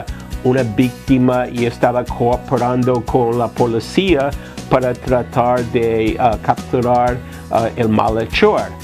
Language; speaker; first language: Spanish; non-native, fluent; English